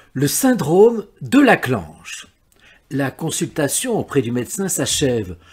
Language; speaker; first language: French; native; French